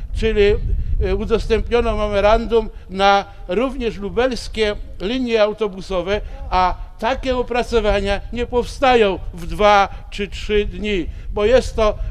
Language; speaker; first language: Polish; native; Polish